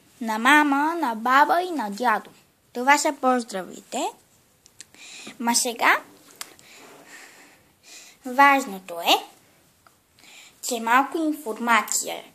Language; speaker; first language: Bulgarian; early bilingual, heritage; Bulgarian